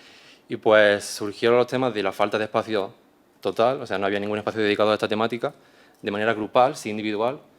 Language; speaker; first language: Spanish; native; Spanish